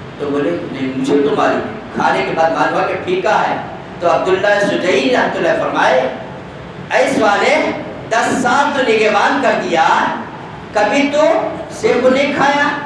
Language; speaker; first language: Urdu; native; Urdu